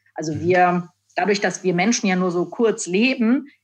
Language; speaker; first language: German; native; German